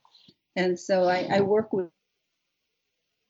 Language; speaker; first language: English; native; English